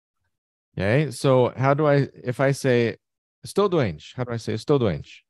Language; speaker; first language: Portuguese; non-native, fluent; English